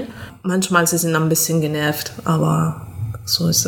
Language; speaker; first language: German; non-native, fluent; Italian